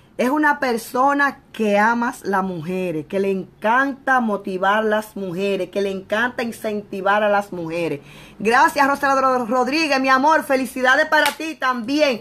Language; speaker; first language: Spanish; native; Spanish